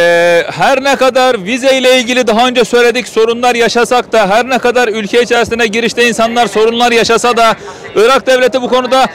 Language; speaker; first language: Turkish; native; Turkish